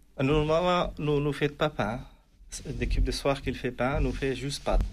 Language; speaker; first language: French; non-native, learner; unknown